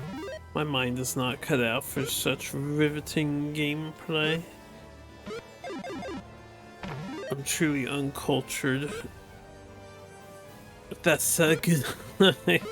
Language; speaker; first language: English; native; English